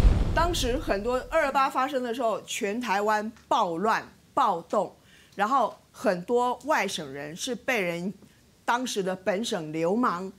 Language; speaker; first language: Chinese; native; Chinese